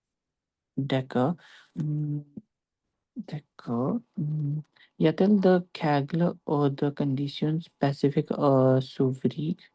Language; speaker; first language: French; non-native, learner; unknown